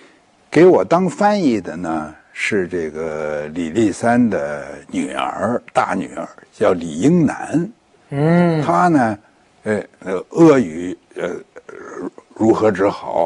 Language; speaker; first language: Chinese; native; Chinese